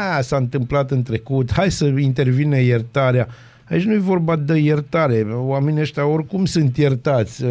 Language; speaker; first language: Romanian; native; Romanian